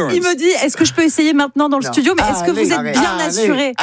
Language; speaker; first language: French; native; French